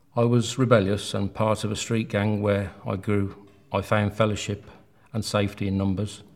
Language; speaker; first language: English; native; English